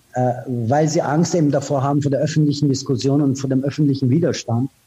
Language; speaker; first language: German; non-native, fluent; Persian